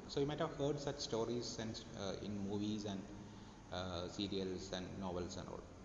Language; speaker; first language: English; non-native, local second language; Malayalam